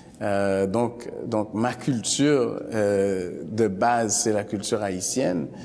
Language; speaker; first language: French; early bilingual, other home language; Haitian Creole